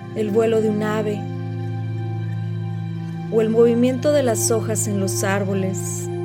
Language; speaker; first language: Spanish; native; Spanish